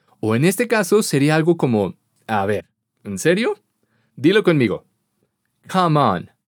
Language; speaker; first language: Spanish; native; Spanish